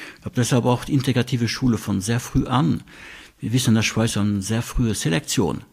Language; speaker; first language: German; non-native, local second language; Luxembourgish